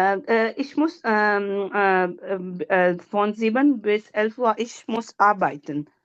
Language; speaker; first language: German; non-native, learner; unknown